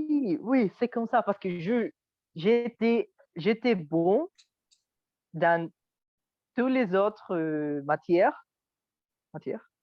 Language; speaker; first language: French; non-native, learner; Spanish